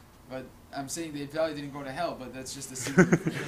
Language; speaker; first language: English; native; English